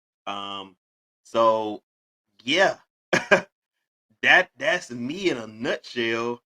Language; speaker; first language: English; native; English